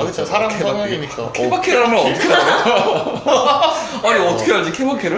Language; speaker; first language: Korean; native; Korean